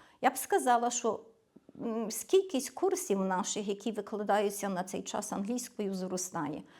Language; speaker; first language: Ukrainian; early bilingual, heritage; Ukrainian